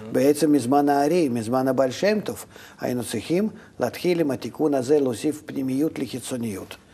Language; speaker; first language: Hebrew; non-native, fluent; Russian